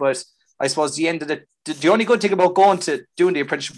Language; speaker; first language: English; native; English